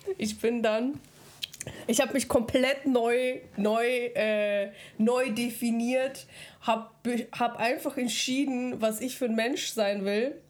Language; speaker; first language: German; early bilingual, other home language; Russian